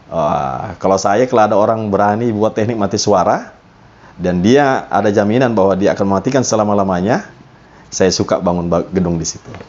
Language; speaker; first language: Indonesian; native; Indonesian